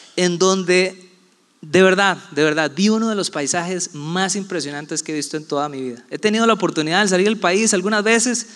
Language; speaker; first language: Spanish; native; Spanish